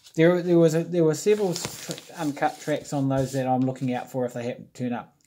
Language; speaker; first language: English; native; English